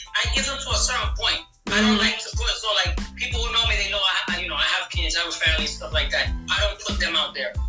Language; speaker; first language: English; native; English